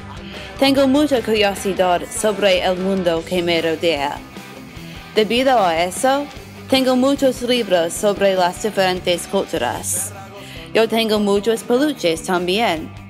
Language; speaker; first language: Spanish; non-native, learner; English